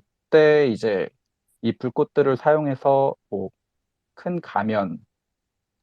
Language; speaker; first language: Korean; native; Korean